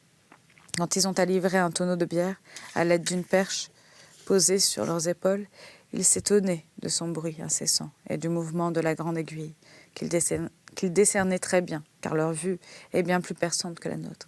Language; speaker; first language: French; native; French